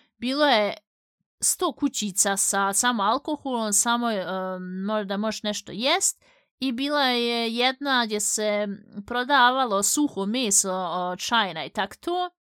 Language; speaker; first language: Bosnian; early bilingual, heritage; Bosnian